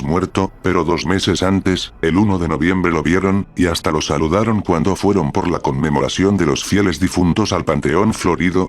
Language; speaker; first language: Spanish; native; Spanish